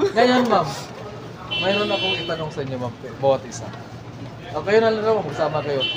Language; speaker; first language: Filipino; non-native, local second language; Cebuano